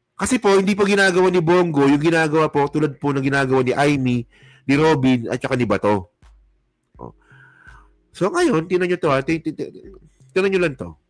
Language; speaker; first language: Filipino; non-native, local second language; Hiligaynon